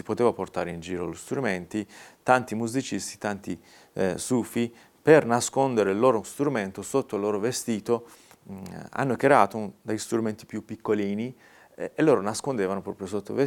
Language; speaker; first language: Italian; non-native, fluent; Persian